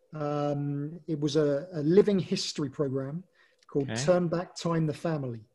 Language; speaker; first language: English; native; English